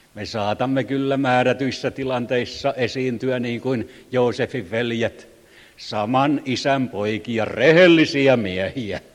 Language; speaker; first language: Finnish; native; Finnish